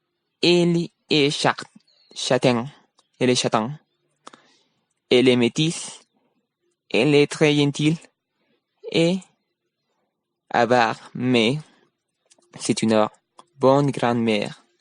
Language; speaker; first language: French; non-native, learner; Spanish